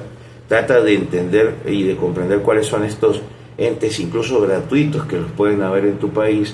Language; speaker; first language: Spanish; native; Spanish